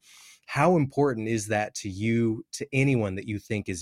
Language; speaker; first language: English; native; English